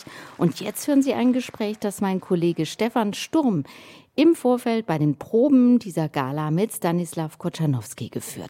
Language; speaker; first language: German; native; German